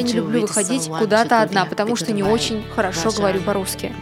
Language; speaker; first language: Russian; non-native, learner; Chinese